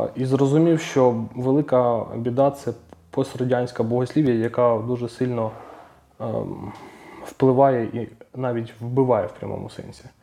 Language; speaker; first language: Ukrainian; non-native, local second language; Russian